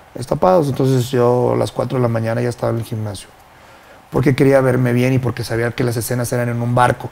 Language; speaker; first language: Spanish; native; Spanish